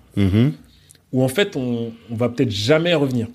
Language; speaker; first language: French; native; French